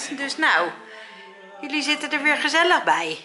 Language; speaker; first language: Dutch; native; Dutch